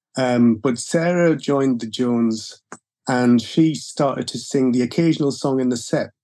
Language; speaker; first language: English; native; English